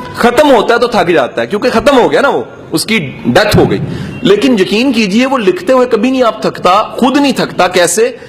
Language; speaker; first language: Urdu; non-native, local second language; Punjabi